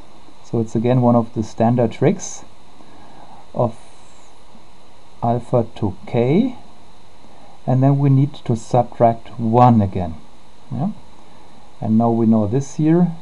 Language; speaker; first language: English; non-native, fluent; German